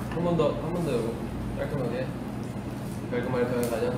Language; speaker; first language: Korean; native; Korean